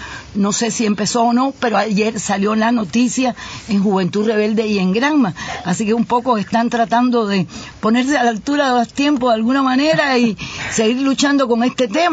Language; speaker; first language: Spanish; native; Spanish